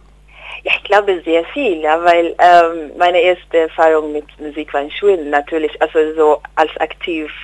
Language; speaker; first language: German; non-native, learner; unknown